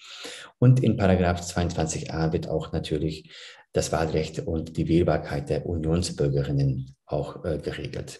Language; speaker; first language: German; early bilingual, other home language; Turkish